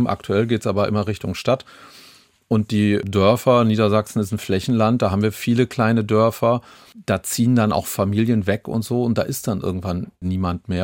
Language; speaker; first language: German; native; German